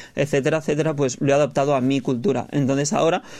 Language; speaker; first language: Spanish; native; Spanish